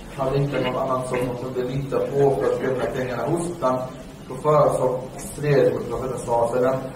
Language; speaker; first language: Swedish; early bilingual, other home language; Arabic